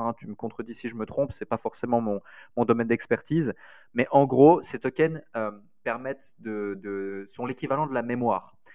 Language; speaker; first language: French; native; French